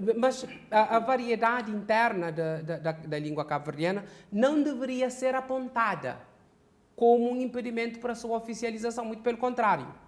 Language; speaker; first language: Portuguese; non-native, local second language; Kabuverdianu